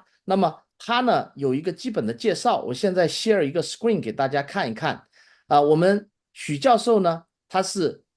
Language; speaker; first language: Chinese; native; Chinese